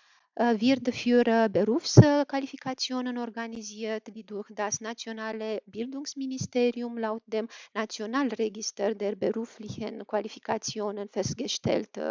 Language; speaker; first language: German; non-native, fluent; Romanian